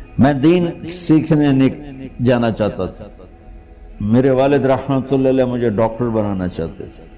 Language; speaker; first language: Urdu; non-native, local second language; Punjabi